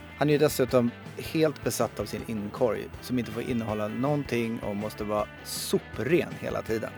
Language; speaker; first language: Swedish; native; Swedish